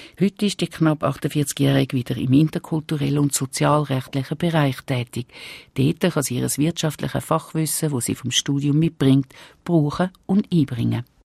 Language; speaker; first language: German; native; German